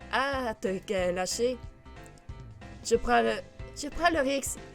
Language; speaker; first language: French; native; French